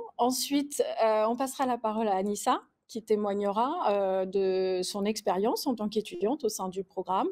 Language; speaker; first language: French; native; French